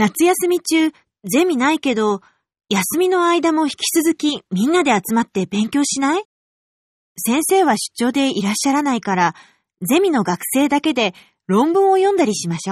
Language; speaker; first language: Japanese; native; Japanese